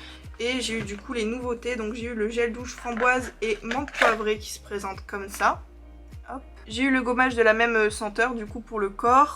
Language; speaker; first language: French; native; French